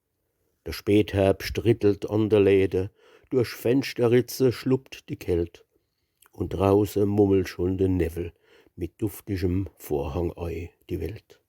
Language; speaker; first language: German; native; German